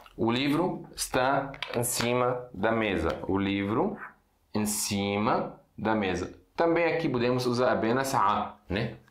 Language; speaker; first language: Portuguese; non-native, fluent; Arabic